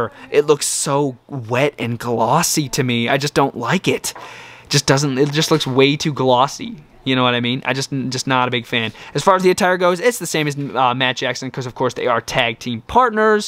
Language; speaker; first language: English; native; English